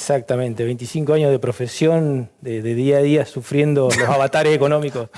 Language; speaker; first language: Spanish; native; Spanish